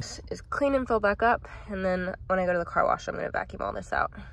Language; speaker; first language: English; native; English